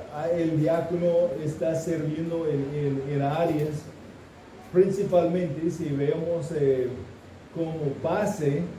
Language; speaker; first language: Spanish; non-native, fluent; English